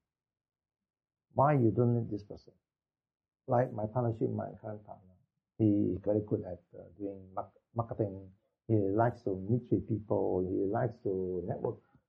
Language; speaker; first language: English; non-native, local second language; Cantonese